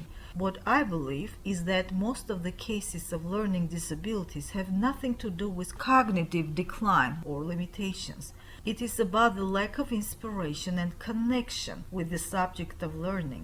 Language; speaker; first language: English; non-native, fluent; Armenian